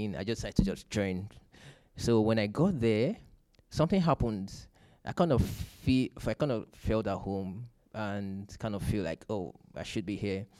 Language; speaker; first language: English; non-native, local second language; Yoruba